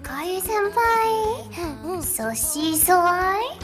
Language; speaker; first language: Japanese; non-native, learner; English